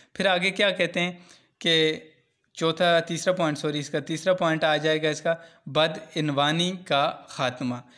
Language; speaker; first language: Urdu; non-native, local second language; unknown